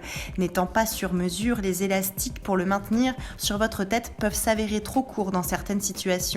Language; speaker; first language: French; native; French